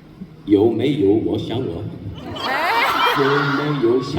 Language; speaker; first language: Chinese; non-native, learner; Korean